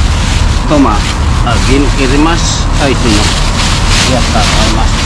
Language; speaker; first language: Spanish; non-native, learner; Filipino